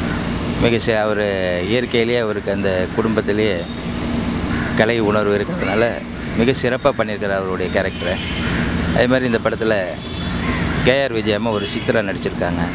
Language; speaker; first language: Tamil; native; Tamil